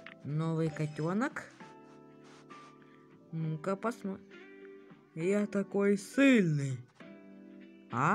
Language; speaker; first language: Russian; native; Russian